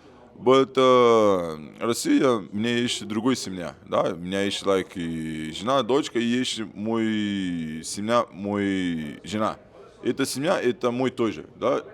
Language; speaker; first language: Russian; non-native, learner; Portuguese